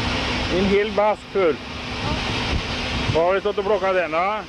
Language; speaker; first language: Swedish; native; Swedish